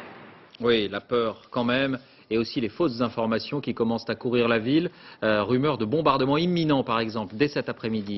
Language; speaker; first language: French; native; French